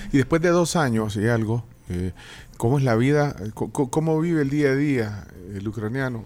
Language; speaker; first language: Spanish; native; Spanish